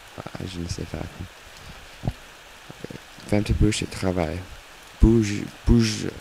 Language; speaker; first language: French; non-native, learner; English